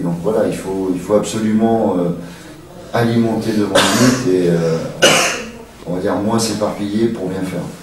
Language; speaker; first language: French; native; French